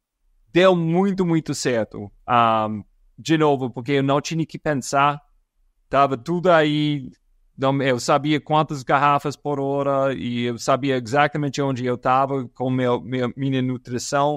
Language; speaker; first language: Portuguese; non-native, fluent; English